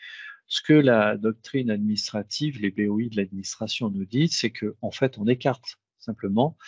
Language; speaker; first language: French; native; French